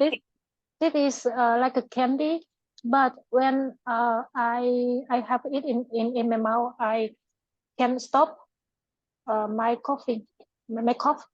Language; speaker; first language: English; non-native, learner; Vietnamese